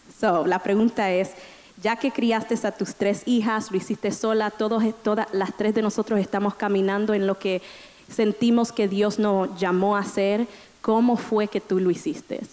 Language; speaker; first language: Spanish; early bilingual, heritage; Spanish